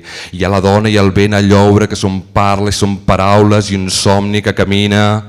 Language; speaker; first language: Catalan; native; Catalan